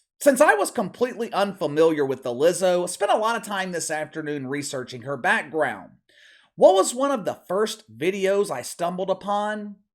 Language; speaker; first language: English; native; English